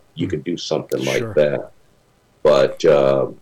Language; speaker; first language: English; native; English